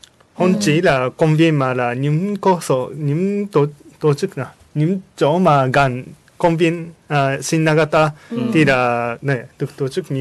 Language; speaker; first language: Vietnamese; non-native, learner; Japanese